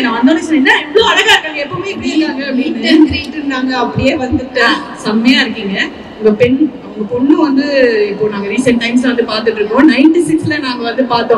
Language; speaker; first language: Tamil; native; Tamil